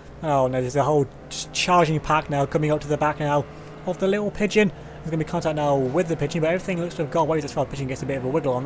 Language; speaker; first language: English; native; English